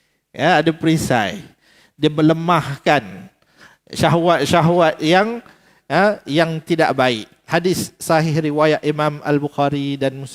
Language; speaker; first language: Malay; native; Malay